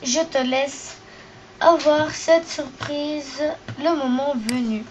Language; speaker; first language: French; native; French